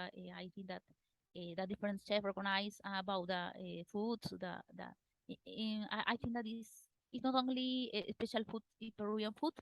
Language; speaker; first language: English; non-native, learner; Spanish